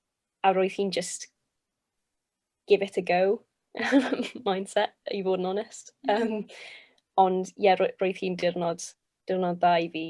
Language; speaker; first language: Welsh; non-native, local second language; English